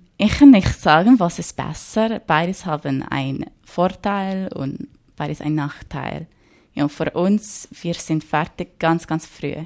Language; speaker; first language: German; non-native, learner; English